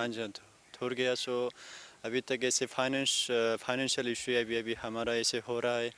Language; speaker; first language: Hindi; non-native, learner; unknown